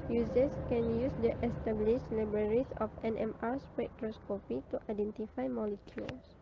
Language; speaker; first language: English; non-native, fluent; Malay